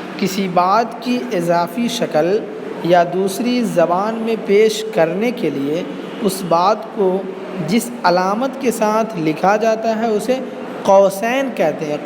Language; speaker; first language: Urdu; native; Urdu